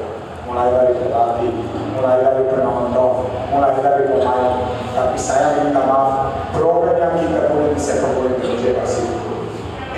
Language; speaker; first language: Indonesian; non-native, fluent; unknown